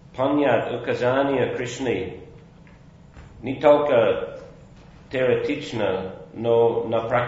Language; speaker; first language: Russian; non-native, fluent; English